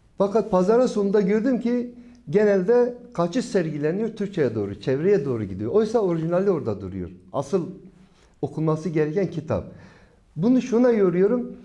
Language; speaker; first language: Turkish; non-native, local second language; Kurdish